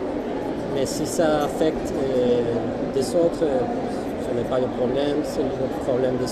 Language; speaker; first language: French; non-native, fluent; Spanish